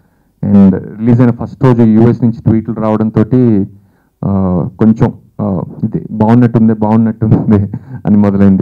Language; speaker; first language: Telugu; native; Telugu